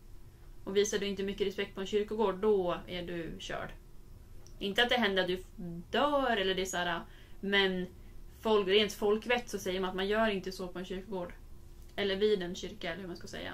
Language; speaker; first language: Swedish; native; Swedish